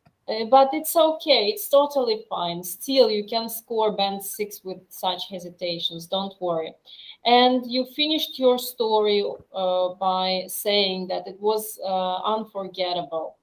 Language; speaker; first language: English; non-native, fluent; Russian